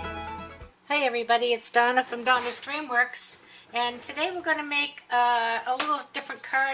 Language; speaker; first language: English; native; English